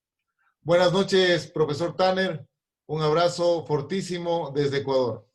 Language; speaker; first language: Spanish; native; Spanish